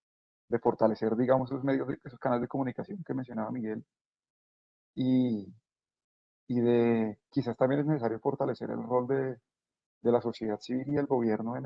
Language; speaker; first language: Spanish; native; Spanish